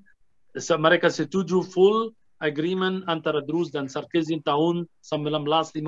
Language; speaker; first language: Indonesian; non-native, fluent; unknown